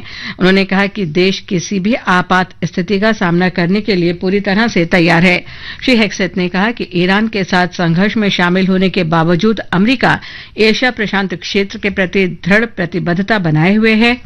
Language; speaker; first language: Hindi; native; Hindi